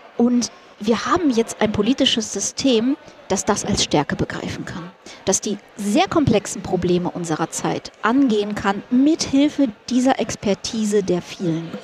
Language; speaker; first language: German; early bilingual, other home language; Russian